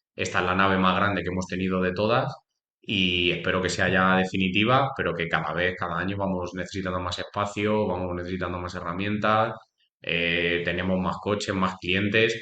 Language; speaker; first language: Spanish; native; Spanish